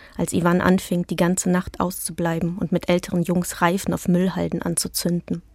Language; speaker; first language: German; early bilingual, other home language; Russian